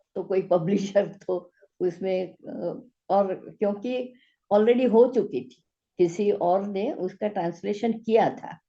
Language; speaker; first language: Hindi; non-native, local second language; Gujarati